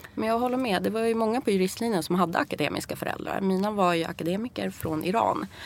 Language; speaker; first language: Swedish; early bilingual, other home language; Persian